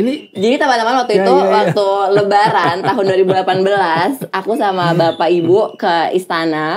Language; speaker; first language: Indonesian; native; Indonesian